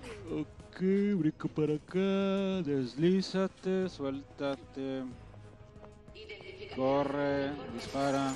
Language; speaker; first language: Spanish; native; Spanish